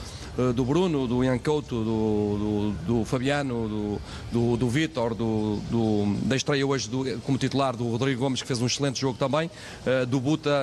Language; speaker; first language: Portuguese; native; Portuguese